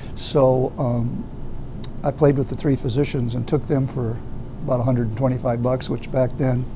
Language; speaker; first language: English; native; English